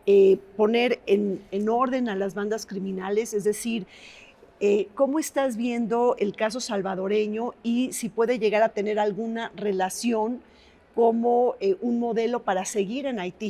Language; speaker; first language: Spanish; native; Spanish